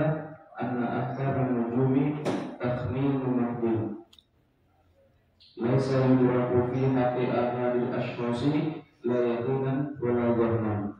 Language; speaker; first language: Arabic; non-native, learner; Indonesian